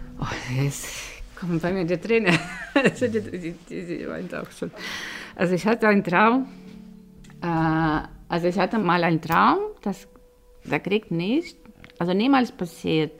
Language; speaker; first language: German; early bilingual, other home language; Russian